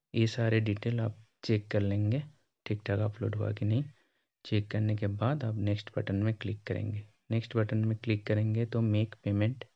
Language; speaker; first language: Hindi; non-native, local second language; Bangla